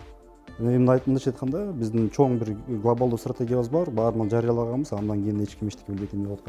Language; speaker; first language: Kyrgyz; native; Kyrgyz